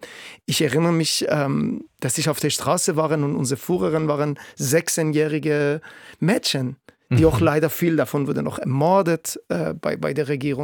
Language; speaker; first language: German; non-native, fluent; Persian